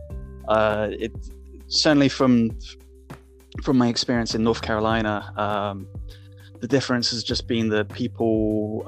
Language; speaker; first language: English; native; English